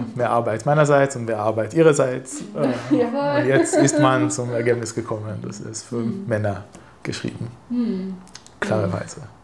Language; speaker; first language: German; non-native, fluent; Hebrew